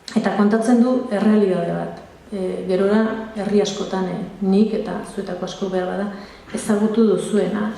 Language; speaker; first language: Basque; native; Basque